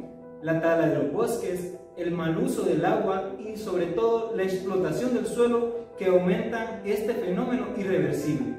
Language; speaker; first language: Spanish; native; Spanish